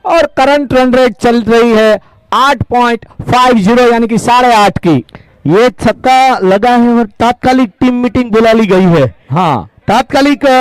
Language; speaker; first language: Hindi; non-native, local second language; Gujarati